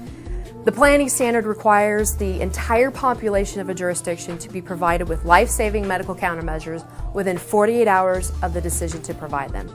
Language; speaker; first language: English; native; English